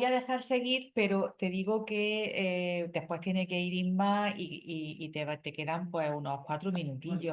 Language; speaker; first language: Spanish; native; Spanish